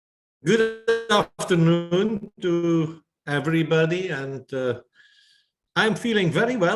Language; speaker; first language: English; non-native, fluent; Dutch